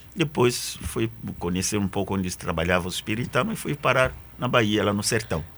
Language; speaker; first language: Portuguese; non-native, fluent; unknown